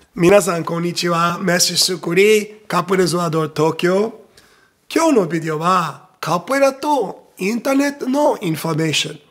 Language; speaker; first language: Japanese; non-native, fluent; Portuguese